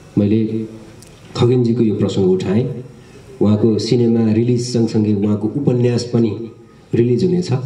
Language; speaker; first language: Nepali; native; Nepali